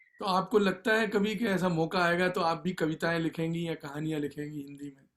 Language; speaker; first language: Hindi; native; Hindi